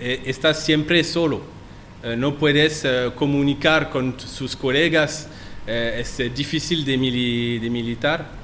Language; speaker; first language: Spanish; non-native, learner; French